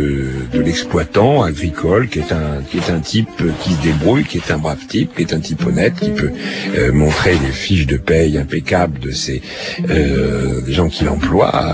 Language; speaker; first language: French; native; French